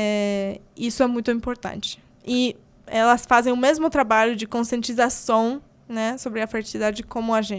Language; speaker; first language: Portuguese; non-native, fluent; Polish